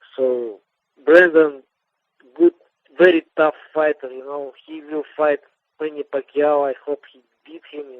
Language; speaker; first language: English; non-native, learner; Russian